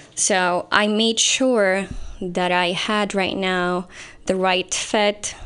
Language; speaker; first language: English; non-native, fluent; Arabic